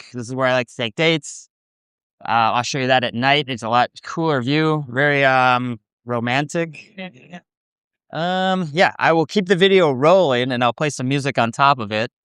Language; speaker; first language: English; native; English